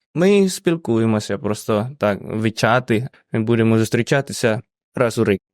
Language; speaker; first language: Ukrainian; non-native, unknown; Indonesian